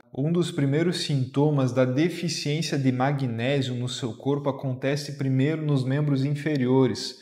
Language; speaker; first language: Portuguese; native; Portuguese